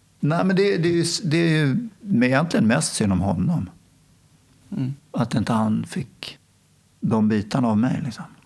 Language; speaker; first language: Swedish; native; Swedish